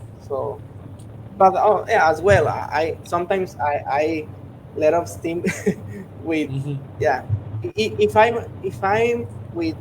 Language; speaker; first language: English; non-native, learner; Spanish